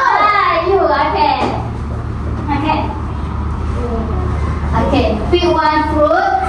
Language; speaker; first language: English; non-native, local second language; Malay